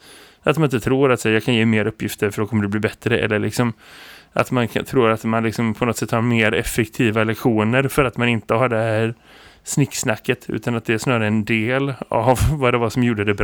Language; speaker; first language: Swedish; native; Swedish